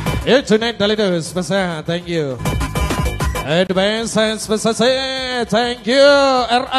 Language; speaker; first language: English; non-native, learner; Indonesian